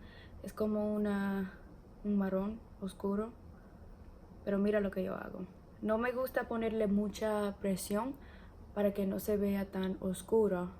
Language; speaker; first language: Spanish; early bilingual, heritage; English